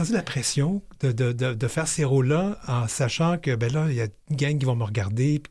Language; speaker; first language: French; native; French